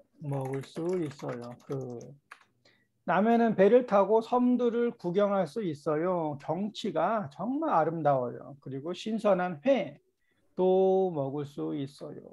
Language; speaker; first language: Korean; native; Korean